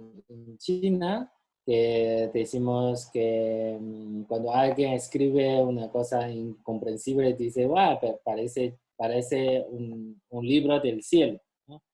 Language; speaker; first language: Spanish; non-native, fluent; Chinese